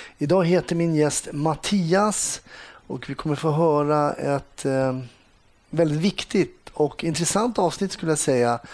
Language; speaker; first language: Swedish; native; Swedish